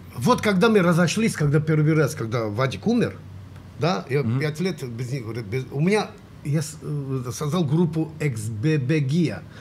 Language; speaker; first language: Russian; non-native, fluent; Georgian